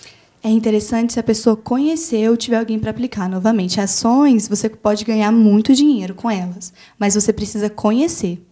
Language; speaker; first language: Portuguese; native; Portuguese